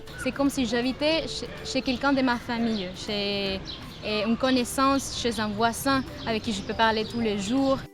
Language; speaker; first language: French; non-native, fluent; Spanish